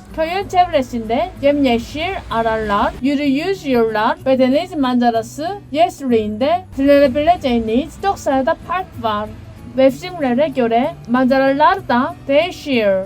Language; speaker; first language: Turkish; non-native, learner; Korean